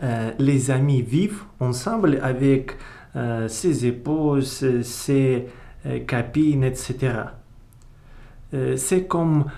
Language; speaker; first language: French; non-native, learner; Russian